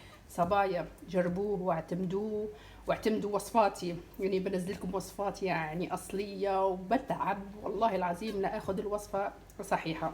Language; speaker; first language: Arabic; native; Arabic